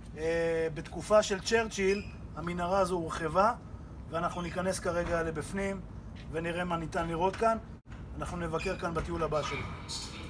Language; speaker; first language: Hebrew; native; Hebrew